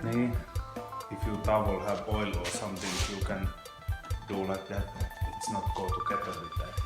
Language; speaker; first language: English; non-native, learner; Finnish